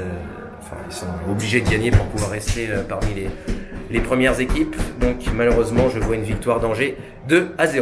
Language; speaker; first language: French; native; French